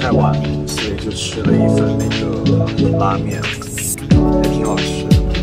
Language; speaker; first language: Chinese; native; Chinese